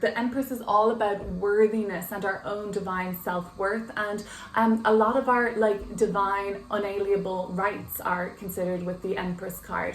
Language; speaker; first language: English; native; English